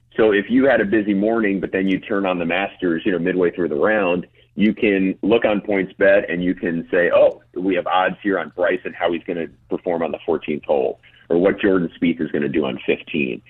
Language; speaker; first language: English; native; English